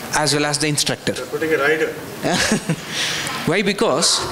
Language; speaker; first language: English; non-native, local second language; Kannada